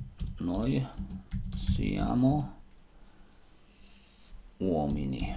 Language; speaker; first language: Italian; non-native, learner; Slovak